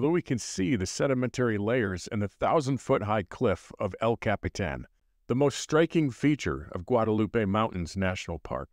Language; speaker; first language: English; native; English